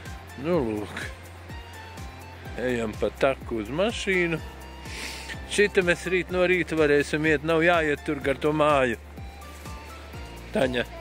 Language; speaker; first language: Latvian; native; Latvian